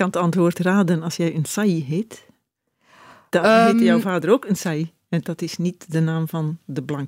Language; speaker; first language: Dutch; native; Dutch